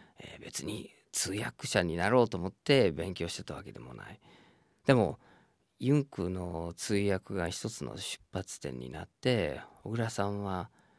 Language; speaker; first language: Japanese; non-native, fluent; English